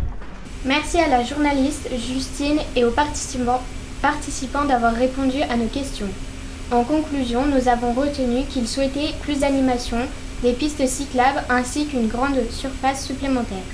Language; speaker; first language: French; native; French